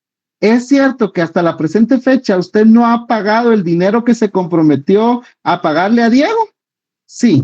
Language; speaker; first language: Spanish; native; Spanish